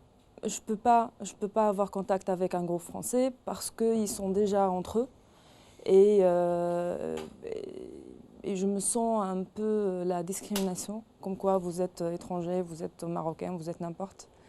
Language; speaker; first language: French; non-native, local second language; Arabic